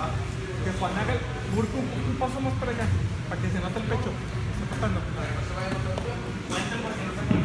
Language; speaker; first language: Spanish; native; Spanish